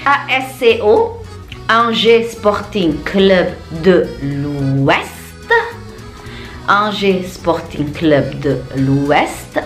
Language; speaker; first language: French; non-native, learner; Indonesian